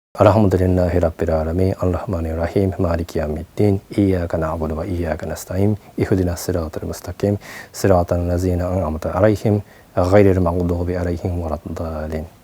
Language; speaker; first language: Turkish; non-native, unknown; Japanese